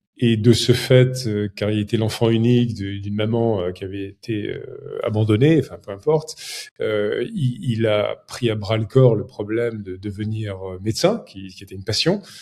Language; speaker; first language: French; native; French